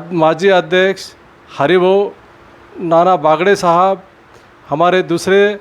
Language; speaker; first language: Hindi; non-native, local second language; Urdu